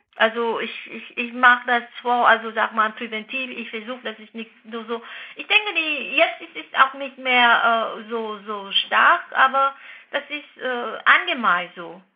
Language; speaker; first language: German; non-native, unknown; Vietnamese